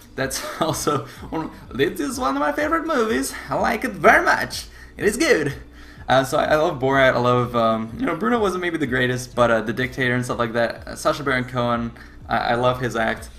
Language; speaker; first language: English; native; English